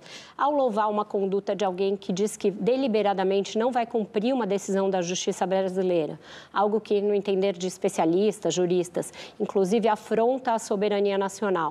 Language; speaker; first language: Portuguese; native; Portuguese